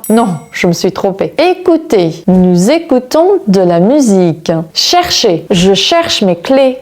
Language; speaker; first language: French; non-native, fluent; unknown